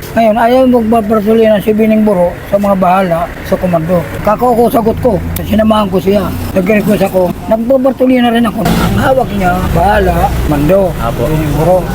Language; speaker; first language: Filipino; non-native, local second language; Waray